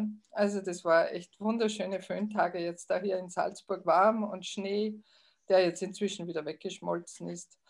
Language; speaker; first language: German; native; German